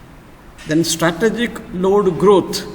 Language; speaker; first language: English; non-native, local second language; Malayalam